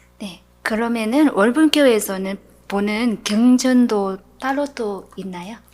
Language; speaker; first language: Korean; non-native, learner; Vietnamese